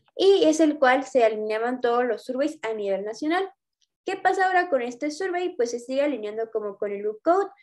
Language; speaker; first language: Spanish; native; Spanish